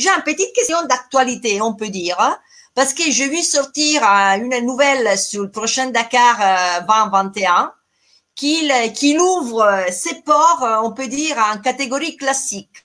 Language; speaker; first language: French; non-native, fluent; Italian